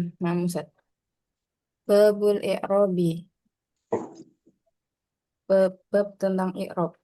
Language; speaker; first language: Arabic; non-native, learner; Indonesian